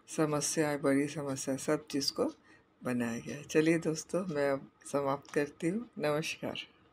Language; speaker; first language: Hindi; non-native, local second language; Bangla